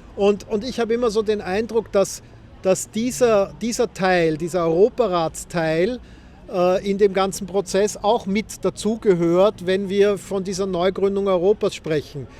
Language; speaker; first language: German; native; German